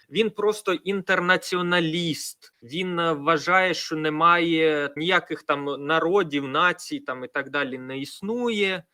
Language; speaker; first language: Ukrainian; non-native, local second language; Russian